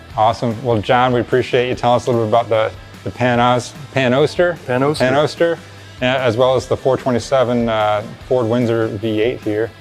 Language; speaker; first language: English; native; English